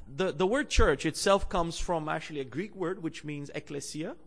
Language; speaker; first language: English; non-native, fluent; Bulgarian